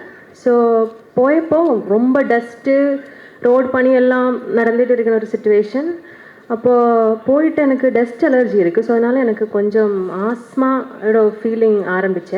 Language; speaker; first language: Tamil; non-native, learner; Malayalam